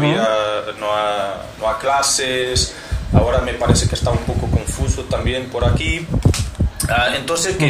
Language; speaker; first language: Spanish; non-native, learner; Portuguese